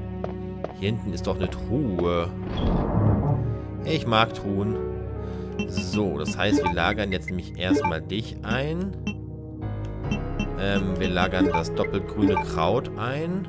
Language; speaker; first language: German; native; German